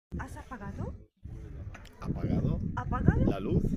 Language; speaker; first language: Spanish; non-native, learner; Ukrainian